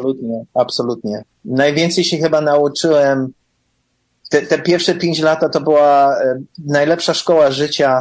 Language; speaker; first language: Polish; early bilingual, heritage; English